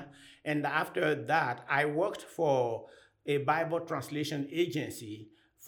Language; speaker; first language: English; non-native, fluent; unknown